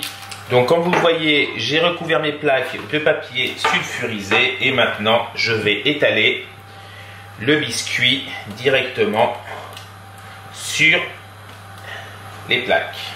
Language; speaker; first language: French; native; French